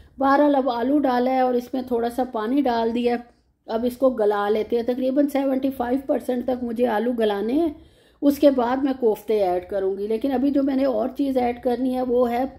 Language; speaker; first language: Urdu; native; Urdu